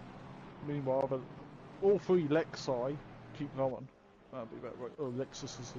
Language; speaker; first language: English; native; English